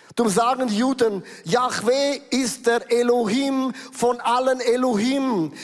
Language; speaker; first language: German; native; German